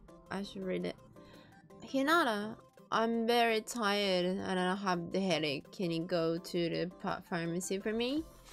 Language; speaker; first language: English; non-native, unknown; Japanese